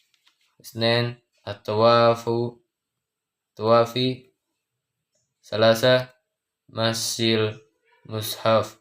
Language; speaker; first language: Arabic; non-native, learner; Indonesian